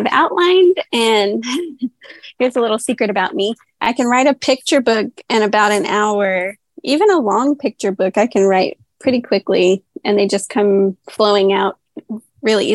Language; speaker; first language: English; native; English